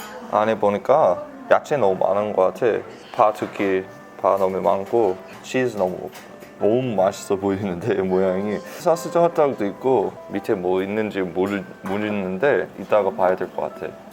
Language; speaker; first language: Korean; non-native, fluent; English